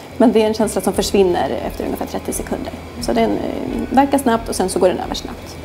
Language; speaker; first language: Swedish; native; Swedish